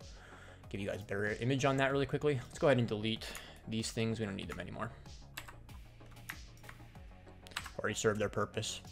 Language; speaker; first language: English; native; English